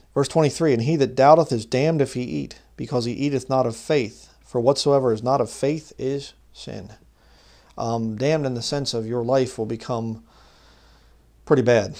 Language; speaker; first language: English; native; English